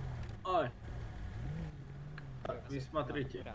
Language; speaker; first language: Russian; non-native, learner; Czech